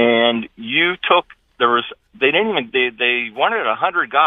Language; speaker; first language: English; native; English